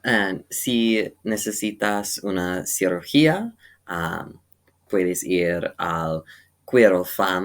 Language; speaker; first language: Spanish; non-native, learner; English